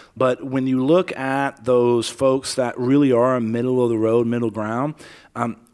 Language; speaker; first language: English; native; English